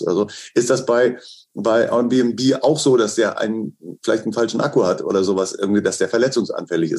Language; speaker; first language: German; native; German